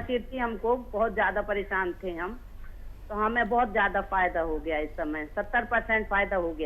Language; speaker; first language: Hindi; native; Hindi